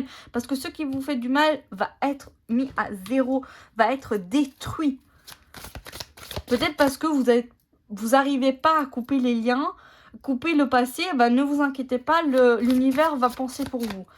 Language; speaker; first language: French; native; French